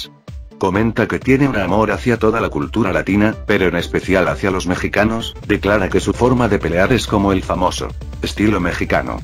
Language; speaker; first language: Spanish; native; Spanish